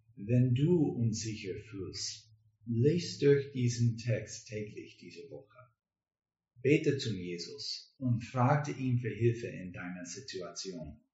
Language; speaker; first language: German; non-native, learner; English